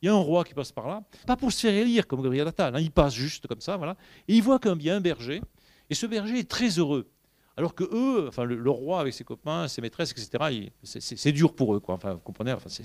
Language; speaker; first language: French; native; French